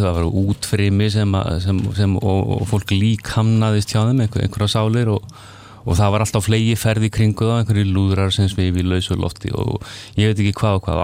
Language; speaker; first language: Icelandic; native; Icelandic